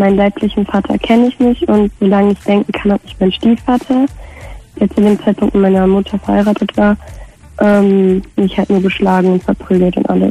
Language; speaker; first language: German; native; German